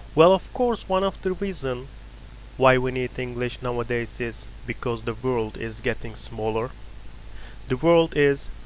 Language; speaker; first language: English; non-native, fluent; Turkish